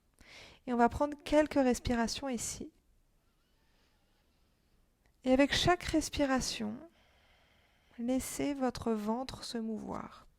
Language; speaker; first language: French; native; French